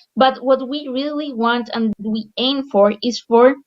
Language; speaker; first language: English; non-native, fluent; Spanish